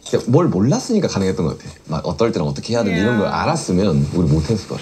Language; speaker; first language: Korean; native; Korean